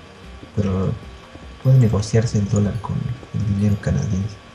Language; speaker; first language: Spanish; native; Spanish